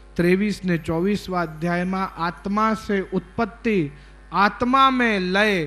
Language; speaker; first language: Hindi; non-native, local second language; Gujarati